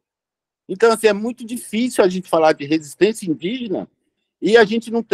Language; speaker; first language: Portuguese; native; Portuguese